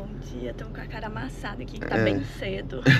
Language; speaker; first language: Portuguese; native; Portuguese